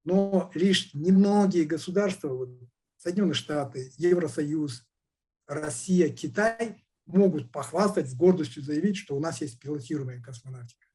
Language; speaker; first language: Russian; non-native, local second language; Kazakh